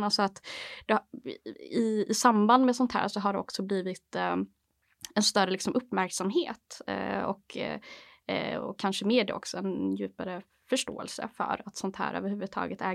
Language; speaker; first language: Swedish; native; Swedish